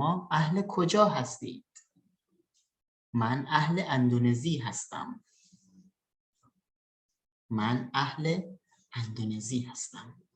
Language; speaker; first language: Persian; early bilingual, other home language; Indonesian